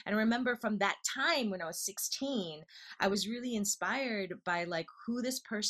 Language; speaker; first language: English; native; English